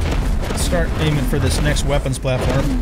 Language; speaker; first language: English; native; English